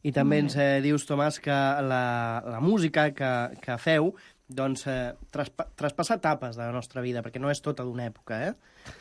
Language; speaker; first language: Catalan; native; Catalan